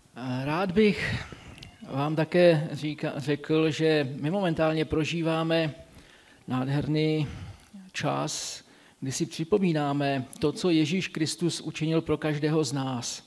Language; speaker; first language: Czech; native; Czech